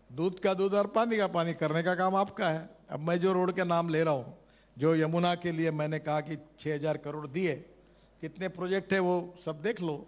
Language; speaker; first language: Hindi; non-native, local second language; Marathi